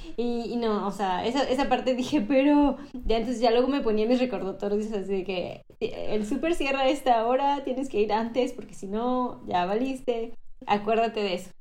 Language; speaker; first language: Spanish; native; Spanish